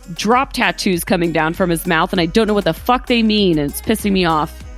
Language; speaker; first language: English; native; English